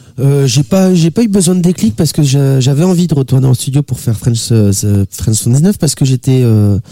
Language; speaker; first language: French; native; French